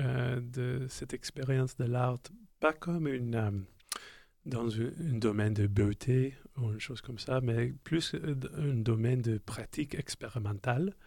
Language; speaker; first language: French; non-native, learner; English